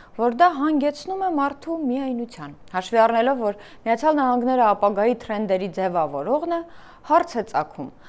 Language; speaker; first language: Armenian; native; Armenian